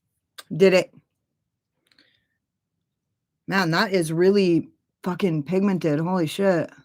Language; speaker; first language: English; native; English